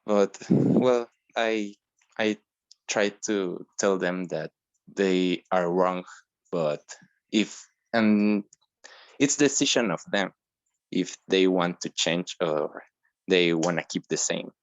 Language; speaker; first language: English; non-native, learner; Spanish